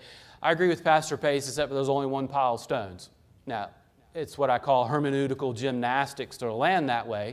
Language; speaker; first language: English; native; English